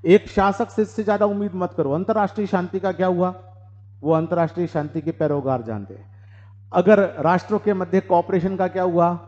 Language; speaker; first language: Hindi; native; Hindi